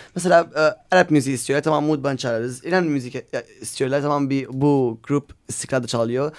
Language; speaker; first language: Turkish; non-native, learner; Arabic